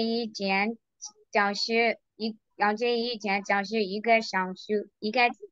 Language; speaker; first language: Chinese; non-native, learner; Burmese